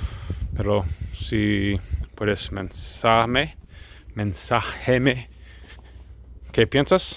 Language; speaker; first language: Spanish; non-native, learner; English